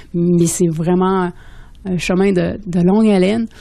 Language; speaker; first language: French; native; French